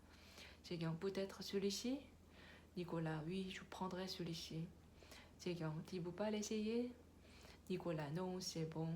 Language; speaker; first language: French; non-native, learner; Korean